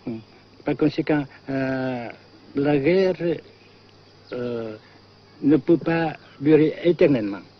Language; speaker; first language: French; non-native, fluent; Vietnamese